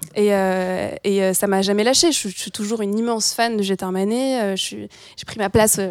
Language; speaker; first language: French; native; French